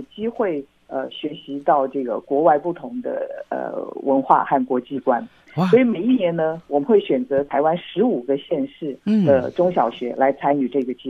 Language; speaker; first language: Chinese; native; Chinese